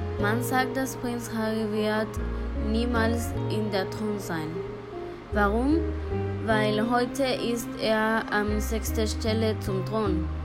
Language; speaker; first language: German; non-native, learner; Spanish